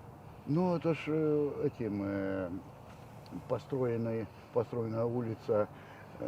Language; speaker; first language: Russian; native; Russian